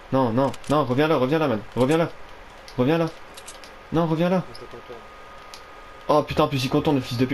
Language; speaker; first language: French; native; French